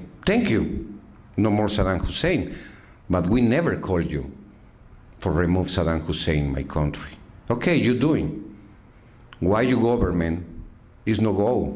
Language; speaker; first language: English; non-native, learner; Spanish